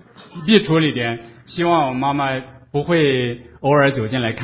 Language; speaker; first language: Chinese; native; Chinese